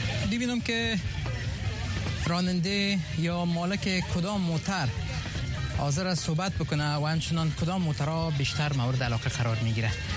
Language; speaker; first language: Persian; native; Persian